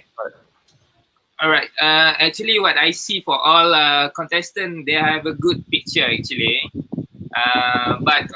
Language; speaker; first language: English; non-native, learner; Malay